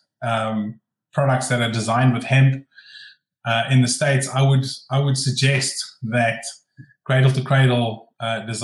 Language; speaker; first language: English; native; English